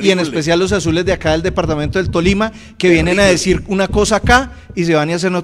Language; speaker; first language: Spanish; native; Spanish